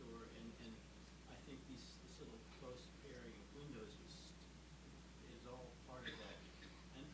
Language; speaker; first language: English; native; English